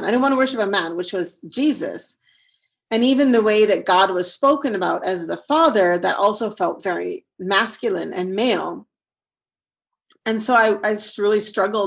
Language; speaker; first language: English; native; English